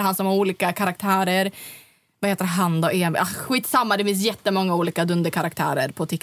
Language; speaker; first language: Swedish; native; Swedish